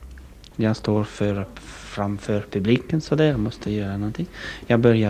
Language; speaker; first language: Swedish; non-native, learner; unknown